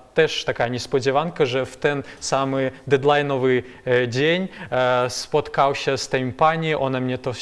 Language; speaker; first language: Polish; non-native, learner; Belarusian